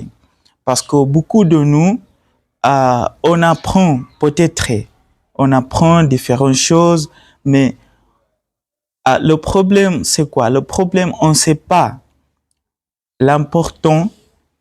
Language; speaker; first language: French; non-native, learner; Swahili